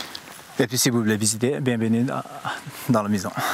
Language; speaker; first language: French; non-native, fluent; Sherpa